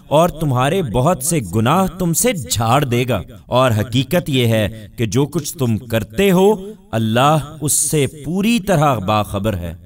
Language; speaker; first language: Urdu; non-native, local second language; Punjabi